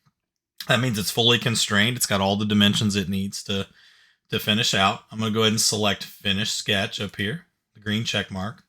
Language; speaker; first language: English; native; English